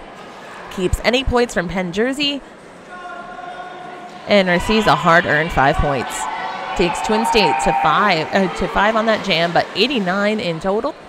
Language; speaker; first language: English; native; English